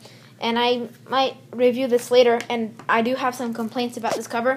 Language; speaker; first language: English; native; English